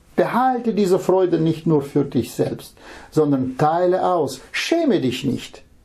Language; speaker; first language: German; non-native, fluent; Russian